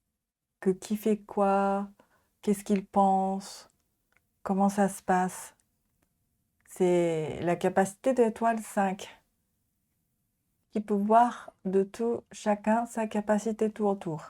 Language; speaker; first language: French; non-native, learner; Japanese